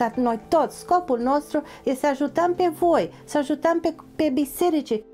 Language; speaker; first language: Romanian; non-native, fluent; English